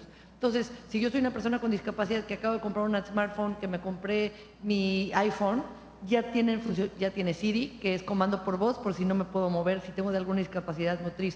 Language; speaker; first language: Spanish; native; Spanish